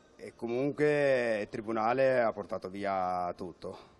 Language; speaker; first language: Italian; non-native, fluent; Urdu